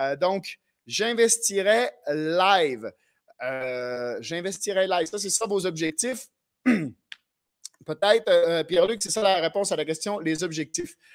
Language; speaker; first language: French; native; French